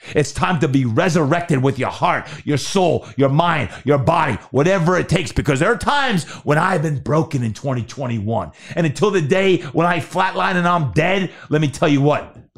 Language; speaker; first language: English; native; English